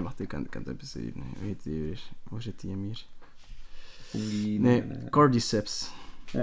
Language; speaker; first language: Dutch; native; Dutch